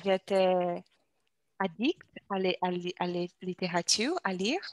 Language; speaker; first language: French; non-native, learner; Portuguese